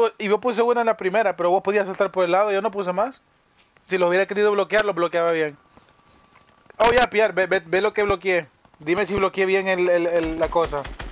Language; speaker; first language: Spanish; early bilingual, heritage; Spanish